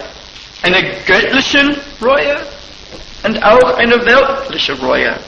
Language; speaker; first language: German; non-native, fluent; English